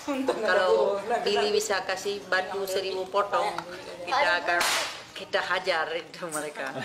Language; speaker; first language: Indonesian; non-native, local second language; Achinese